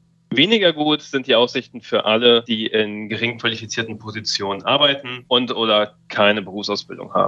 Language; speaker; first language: German; native; German